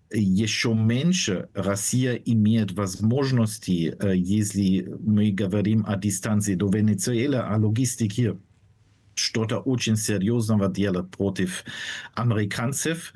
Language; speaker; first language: Russian; non-native, fluent; German